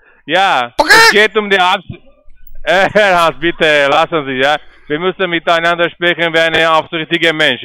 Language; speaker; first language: German; non-native, learner; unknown